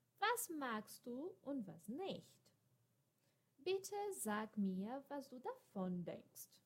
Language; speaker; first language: German; non-native, fluent; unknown